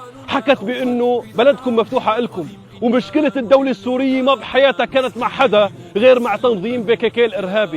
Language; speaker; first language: Arabic; native; Arabic